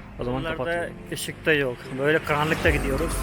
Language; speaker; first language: Turkish; non-native, fluent; Hindi